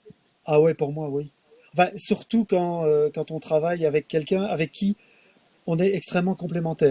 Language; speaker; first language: French; native; French